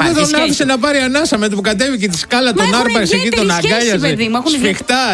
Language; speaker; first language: Greek; native; Greek